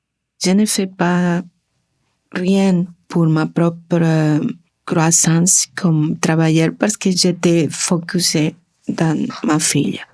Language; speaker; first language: French; non-native, learner; Spanish